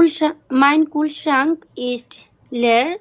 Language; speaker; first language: German; non-native, learner; Bangla